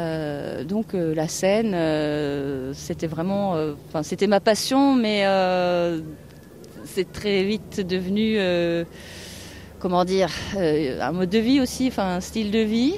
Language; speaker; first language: French; non-native, fluent; Norwegian